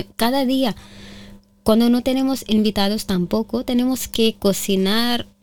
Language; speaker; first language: Spanish; non-native, fluent; Urdu